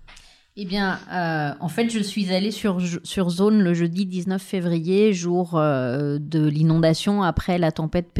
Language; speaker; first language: French; native; French